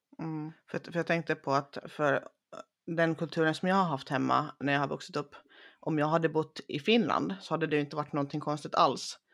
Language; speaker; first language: Swedish; early bilingual, other home language; Finnish